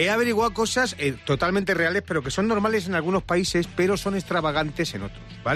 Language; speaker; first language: Spanish; native; Spanish